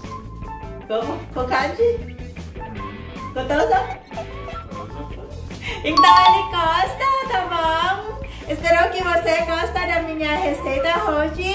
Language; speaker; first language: Portuguese; non-native, learner; Thai